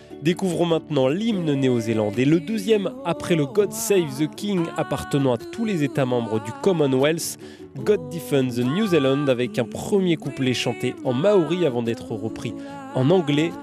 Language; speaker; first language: French; native; French